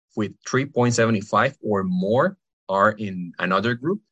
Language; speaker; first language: English; non-native, fluent; Spanish